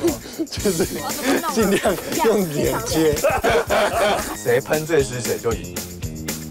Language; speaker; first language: Chinese; native; Chinese